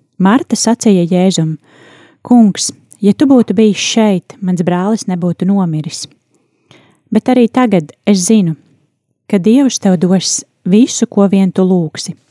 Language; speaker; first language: Latvian; native; Latvian